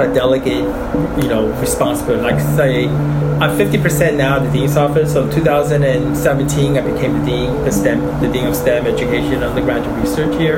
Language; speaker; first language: English; early bilingual, other home language; Chinese